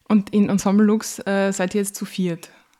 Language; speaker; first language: German; native; German